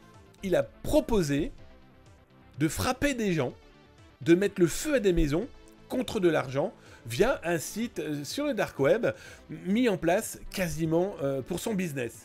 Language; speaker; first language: French; native; French